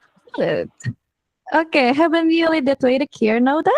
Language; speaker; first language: Dutch; non-native, fluent; Indonesian